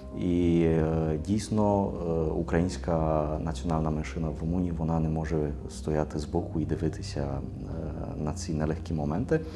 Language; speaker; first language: Ukrainian; native; Ukrainian